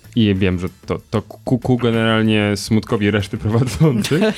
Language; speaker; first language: Polish; native; Polish